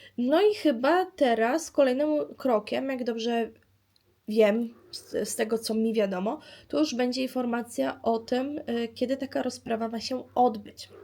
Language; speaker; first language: Polish; native; Polish